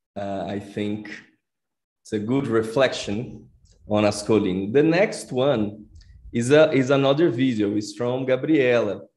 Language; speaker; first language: English; non-native, fluent; Portuguese